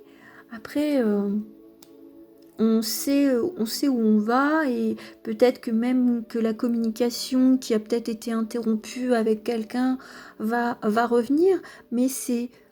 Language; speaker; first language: French; native; French